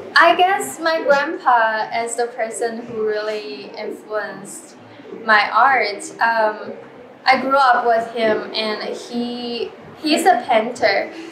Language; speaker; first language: English; non-native, fluent; Chinese